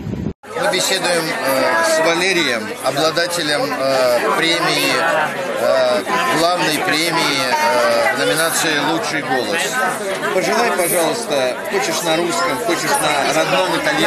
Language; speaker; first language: Russian; native; Russian